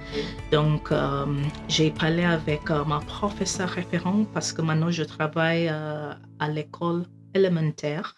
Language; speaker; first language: French; non-native, fluent; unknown